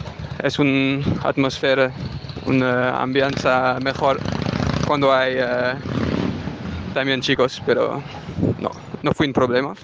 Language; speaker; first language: Spanish; non-native, learner; French